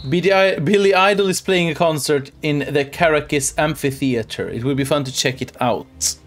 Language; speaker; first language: English; non-native, fluent; Swedish